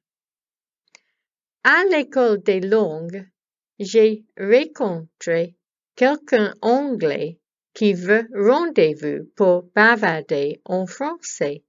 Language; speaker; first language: French; non-native, learner; English